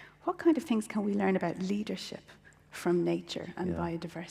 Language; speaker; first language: English; native; English